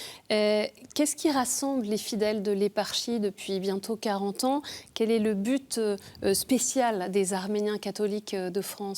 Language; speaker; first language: French; native; French